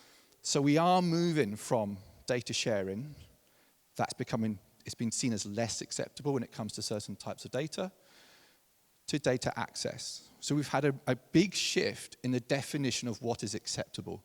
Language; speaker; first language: English; native; English